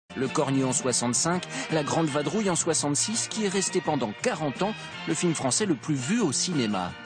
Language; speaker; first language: French; native; French